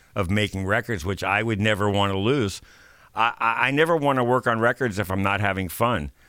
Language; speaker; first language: English; native; English